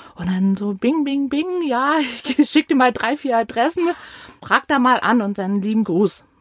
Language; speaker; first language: German; native; German